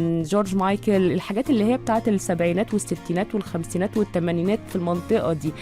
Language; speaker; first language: Arabic; native; Arabic